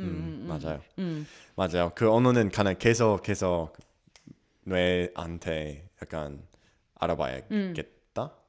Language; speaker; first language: Korean; non-native, learner; English